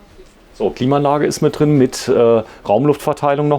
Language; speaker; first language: German; native; German